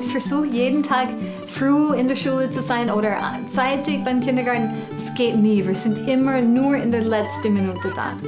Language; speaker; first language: German; non-native, fluent; English